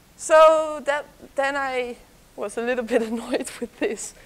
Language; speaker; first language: English; non-native, fluent; Dutch